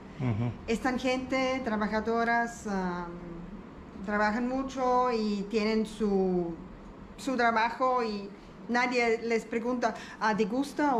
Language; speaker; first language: Spanish; non-native, learner; German